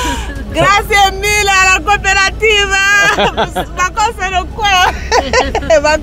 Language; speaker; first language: Italian; non-native, learner; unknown